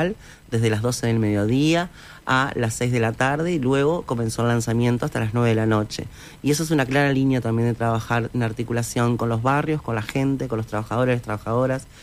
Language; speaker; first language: Spanish; native; Spanish